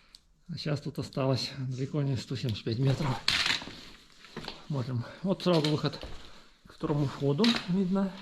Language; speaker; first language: Russian; native; Russian